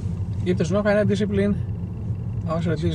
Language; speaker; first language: German; non-native, fluent; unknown